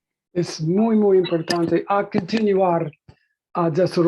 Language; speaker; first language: Spanish; non-native, learner; English